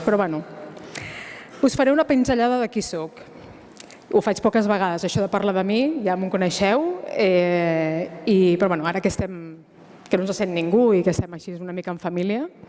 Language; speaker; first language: Catalan; native; Catalan